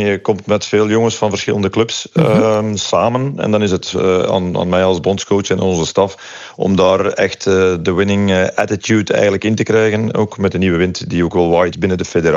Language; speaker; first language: Dutch; native; Dutch